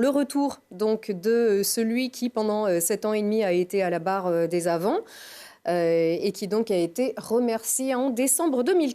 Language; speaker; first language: French; native; French